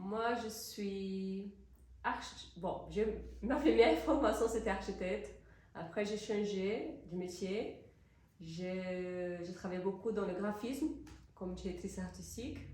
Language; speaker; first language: French; non-native, fluent; Portuguese